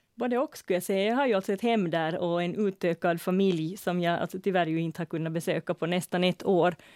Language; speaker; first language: Swedish; native; Swedish